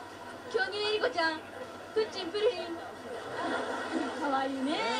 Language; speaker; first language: Japanese; native; Japanese